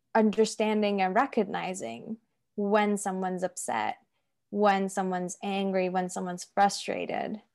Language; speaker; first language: English; non-native, fluent; Turkish